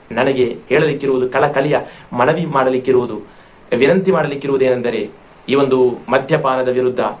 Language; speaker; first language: Kannada; non-native, local second language; Malayalam